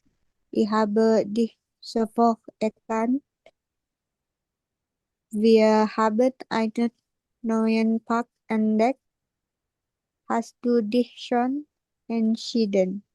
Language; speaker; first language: German; non-native, learner; Indonesian